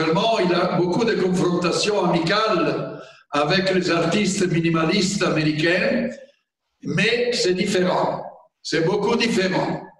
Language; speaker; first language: French; non-native, fluent; Italian